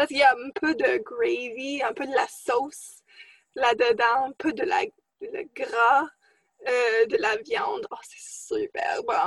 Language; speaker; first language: French; non-native, fluent; English